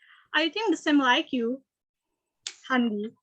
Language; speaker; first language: English; non-native, learner; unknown